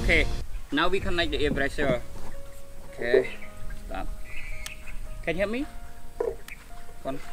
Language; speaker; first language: English; non-native, learner; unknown